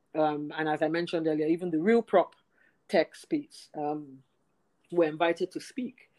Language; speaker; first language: English; non-native, local second language; Yoruba